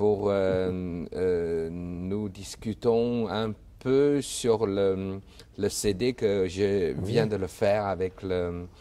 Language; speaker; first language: French; non-native, fluent; Chinese